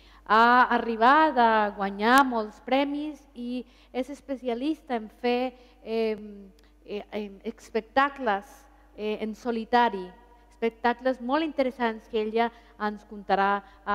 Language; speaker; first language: Catalan; non-native, fluent; Spanish